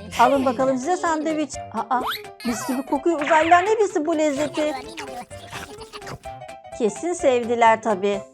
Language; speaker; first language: Turkish; native; Turkish